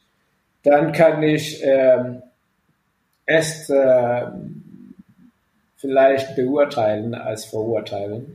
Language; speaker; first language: German; non-native, fluent; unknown